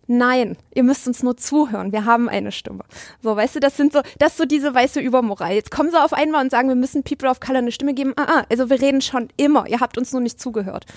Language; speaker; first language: German; native; German